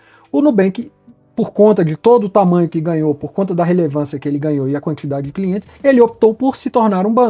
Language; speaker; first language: Portuguese; native; Portuguese